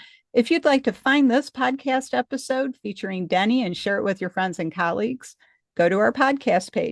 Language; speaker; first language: English; native; English